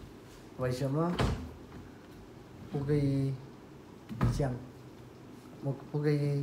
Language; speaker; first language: Chinese; non-native, learner; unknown